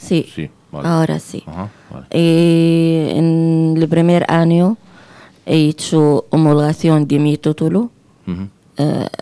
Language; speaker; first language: Spanish; non-native, fluent; Arabic